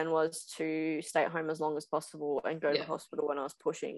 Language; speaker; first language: English; native; English